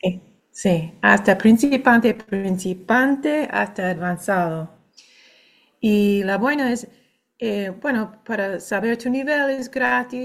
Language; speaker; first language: Spanish; non-native, fluent; English